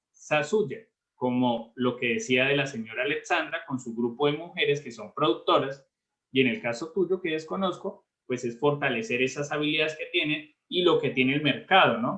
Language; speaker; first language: Spanish; native; Spanish